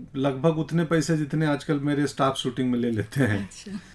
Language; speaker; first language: Hindi; native; Hindi